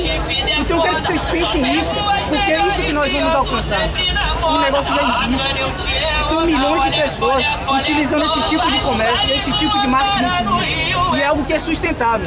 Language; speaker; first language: Portuguese; native; Portuguese